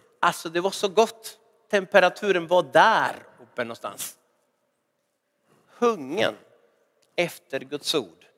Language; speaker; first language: Swedish; non-native, fluent; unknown